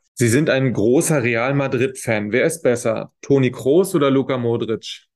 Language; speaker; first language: German; native; German